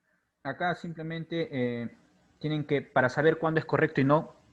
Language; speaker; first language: Spanish; native; Spanish